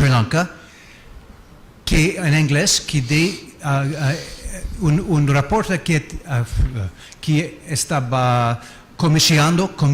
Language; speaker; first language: Spanish; non-native, learner; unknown